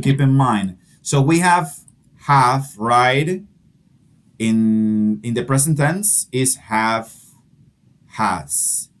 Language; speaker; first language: English; non-native, fluent; Spanish